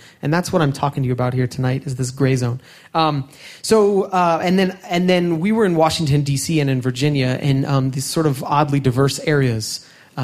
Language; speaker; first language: English; native; English